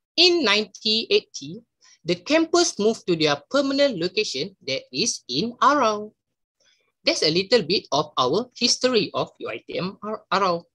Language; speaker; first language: English; non-native, local second language; Malay